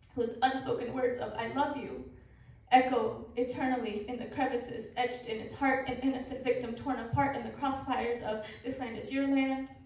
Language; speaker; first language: English; early bilingual, other home language; Spanish